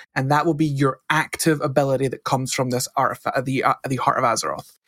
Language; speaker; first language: English; native; English